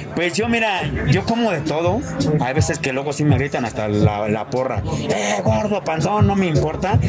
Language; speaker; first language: Spanish; native; Spanish